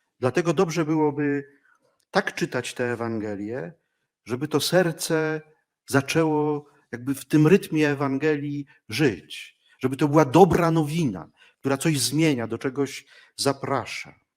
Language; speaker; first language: Polish; native; Polish